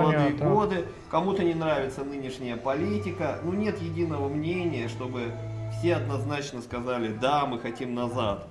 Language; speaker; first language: Russian; native; Russian